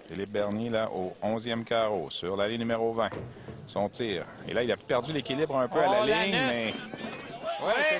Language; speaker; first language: French; native; French